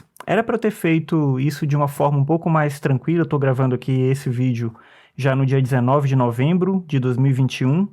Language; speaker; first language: Portuguese; native; Portuguese